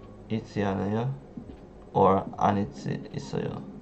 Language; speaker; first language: Korean; non-native, learner; English